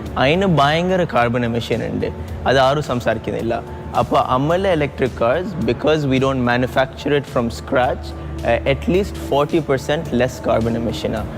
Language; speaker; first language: English; early bilingual, other home language; Malayalam